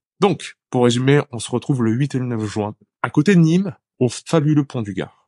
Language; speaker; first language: French; native; French